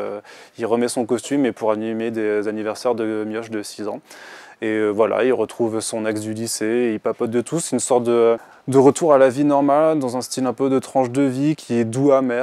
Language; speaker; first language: French; native; French